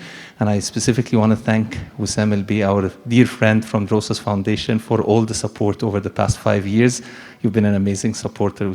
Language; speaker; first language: English; non-native, fluent; Arabic